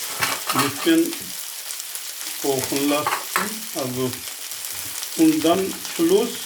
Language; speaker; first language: German; non-native, learner; Urdu